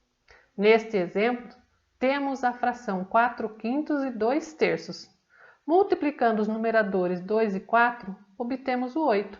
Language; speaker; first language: Portuguese; native; Portuguese